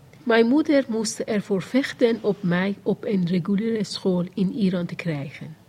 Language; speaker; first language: Dutch; non-native, fluent; Persian